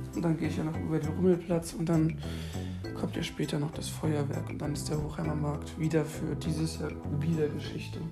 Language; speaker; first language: German; native; German